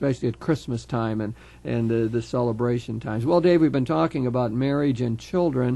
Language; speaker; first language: English; native; English